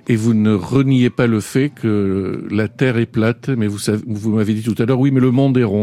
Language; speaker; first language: French; native; French